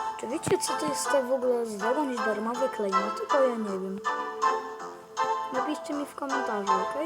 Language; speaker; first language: Polish; native; Polish